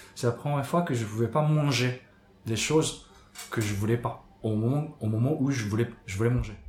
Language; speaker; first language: French; non-native, fluent; Japanese